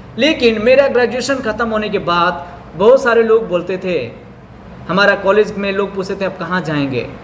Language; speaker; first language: Hindi; non-native, local second language; Bhojpuri